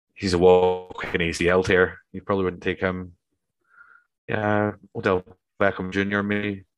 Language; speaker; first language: English; native; English